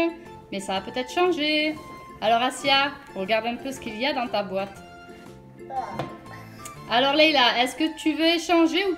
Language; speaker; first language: French; native; French